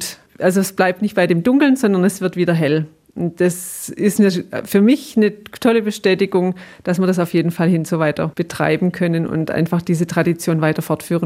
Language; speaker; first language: German; native; German